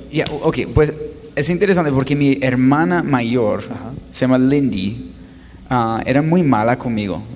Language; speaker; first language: Spanish; non-native, fluent; English